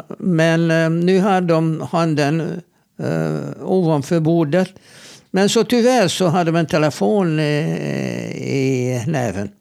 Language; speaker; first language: Swedish; non-native, fluent; Hebrew